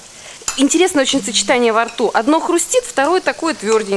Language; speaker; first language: Russian; native; Russian